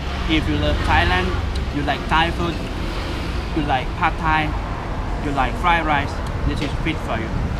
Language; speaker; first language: English; non-native, learner; Thai